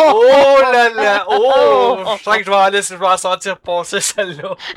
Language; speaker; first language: French; native; French